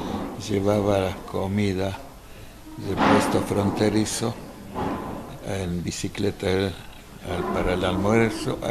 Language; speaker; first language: Spanish; non-native, fluent; Polish